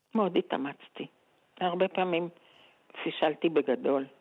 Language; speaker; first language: Hebrew; native; Hebrew